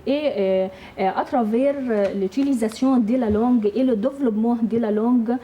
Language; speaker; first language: French; non-native, learner; Arabic